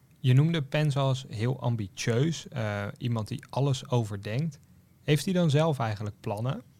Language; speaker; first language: Dutch; native; Dutch